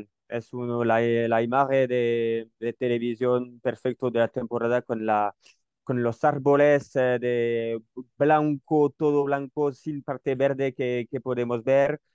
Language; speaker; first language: Spanish; non-native, learner; French